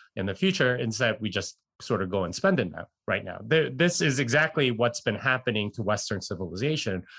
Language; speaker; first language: English; native; English